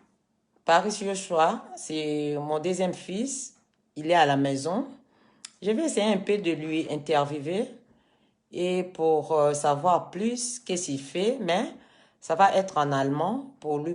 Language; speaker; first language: French; non-native, fluent; Lingala